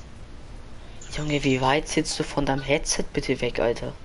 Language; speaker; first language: German; native; German